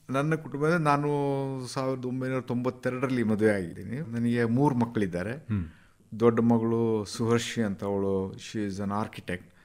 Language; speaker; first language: Kannada; non-native, local second language; Kodava